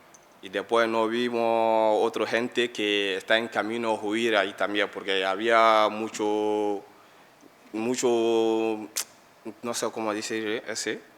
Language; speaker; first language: Spanish; non-native, learner; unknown